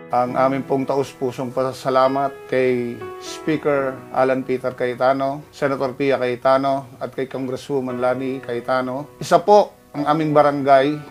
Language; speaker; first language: Filipino; native; Filipino